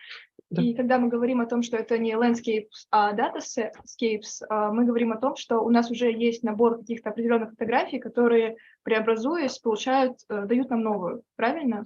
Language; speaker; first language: Russian; native; Russian